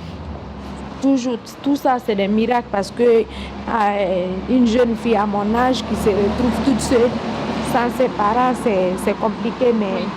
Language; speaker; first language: French; non-native, local second language; Mandingo